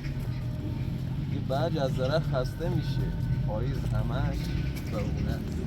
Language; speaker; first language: Persian; native; Persian